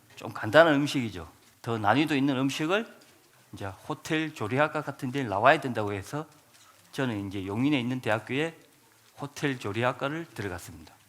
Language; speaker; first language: Korean; native; Korean